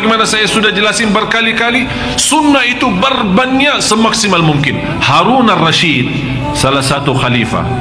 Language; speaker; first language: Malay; non-native, fluent; Arabic